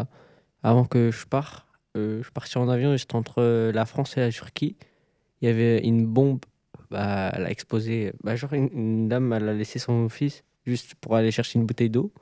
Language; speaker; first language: French; early bilingual, other home language; Arabic